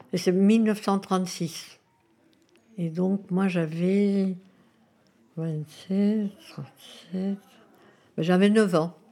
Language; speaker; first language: French; early bilingual, other home language; Spanish